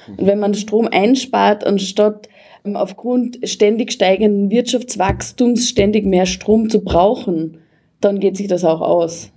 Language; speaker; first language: German; native; German